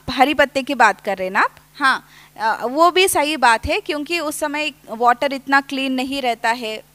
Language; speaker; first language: Hindi; non-native, local second language; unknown